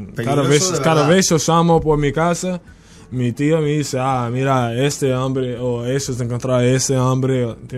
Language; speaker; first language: Spanish; non-native, learner; English